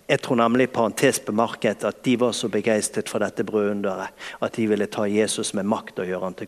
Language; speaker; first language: Norwegian; native; Norwegian